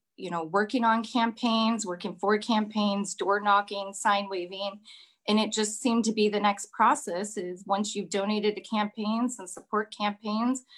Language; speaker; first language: English; native; English